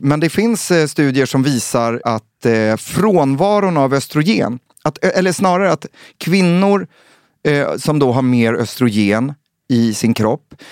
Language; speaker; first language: Swedish; native; Swedish